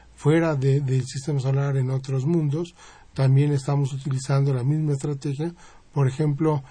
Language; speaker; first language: Spanish; native; Spanish